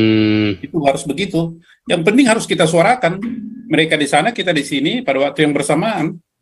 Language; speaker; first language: Indonesian; native; Indonesian